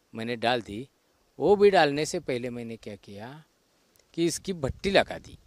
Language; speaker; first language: Hindi; non-native, local second language; Marathi